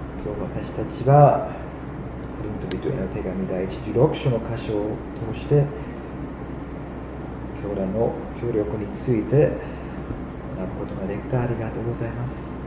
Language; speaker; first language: Japanese; non-native, fluent; German